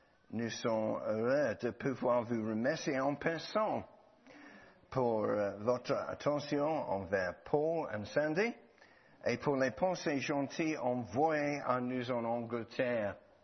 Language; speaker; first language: French; non-native, learner; English